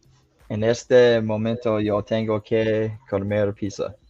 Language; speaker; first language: Spanish; non-native, learner; English